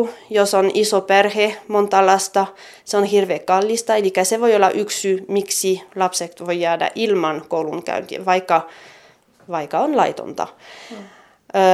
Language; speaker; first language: Finnish; non-native, fluent; French